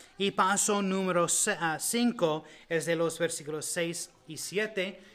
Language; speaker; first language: Spanish; non-native, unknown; English